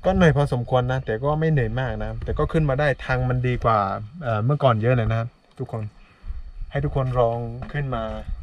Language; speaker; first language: Thai; non-native, local second language; Karen languages